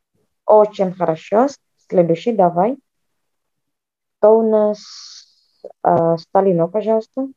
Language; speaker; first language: Russian; non-native, fluent; Indonesian